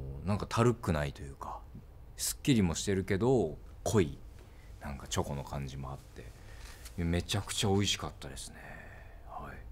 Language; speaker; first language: Japanese; native; Japanese